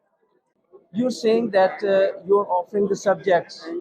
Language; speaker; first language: English; non-native, local second language; Urdu